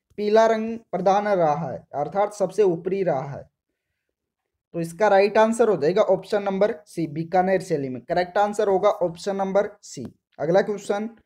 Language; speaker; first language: Hindi; native; Hindi